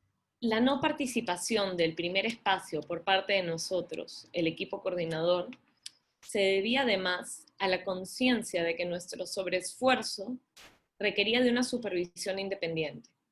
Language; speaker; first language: Spanish; native; Spanish